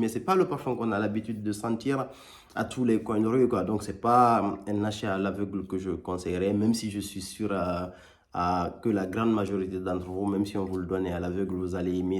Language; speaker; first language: French; native; French